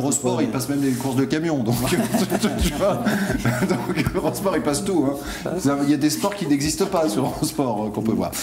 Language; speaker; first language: French; native; French